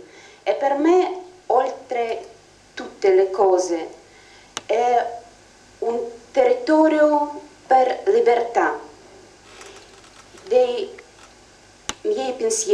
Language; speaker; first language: Italian; non-native, learner; Russian